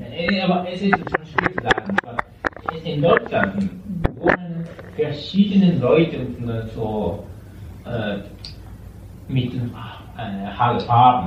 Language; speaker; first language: German; non-native, learner; Japanese